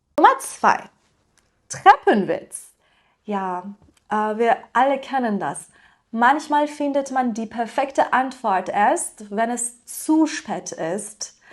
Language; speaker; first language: German; non-native, fluent; Persian